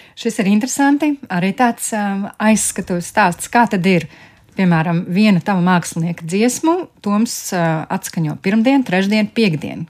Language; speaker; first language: Latvian; native; Latvian